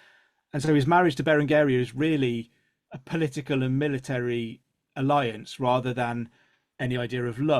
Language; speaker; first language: English; native; English